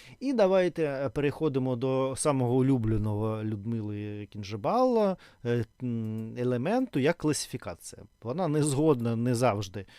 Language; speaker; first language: Ukrainian; non-native, learner; Russian